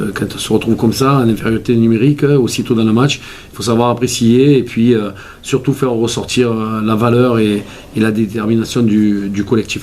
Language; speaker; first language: French; native; French